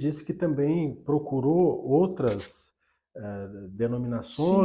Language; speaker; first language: Portuguese; native; Portuguese